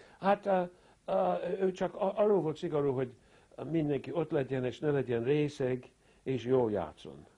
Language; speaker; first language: Hungarian; early bilingual, heritage; Hungarian